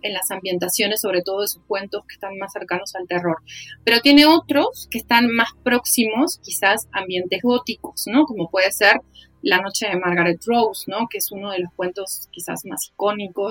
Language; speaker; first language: Spanish; native; Spanish